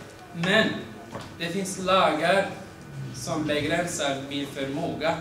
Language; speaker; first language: Swedish; non-native, fluent; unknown